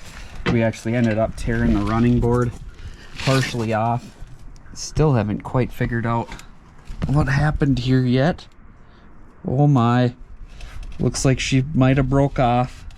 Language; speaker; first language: English; native; English